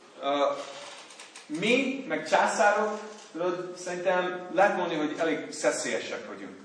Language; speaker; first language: Hungarian; non-native, learner; English